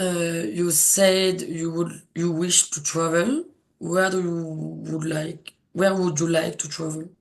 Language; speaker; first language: English; non-native, learner; French